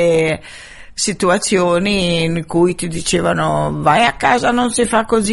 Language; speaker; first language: Italian; non-native, fluent; Arabic